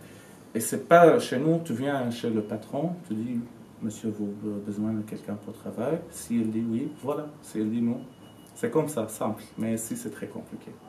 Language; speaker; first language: French; non-native, learner; Arabic